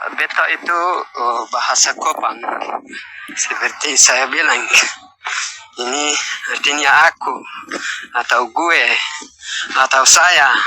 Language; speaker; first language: Indonesian; non-native, learner; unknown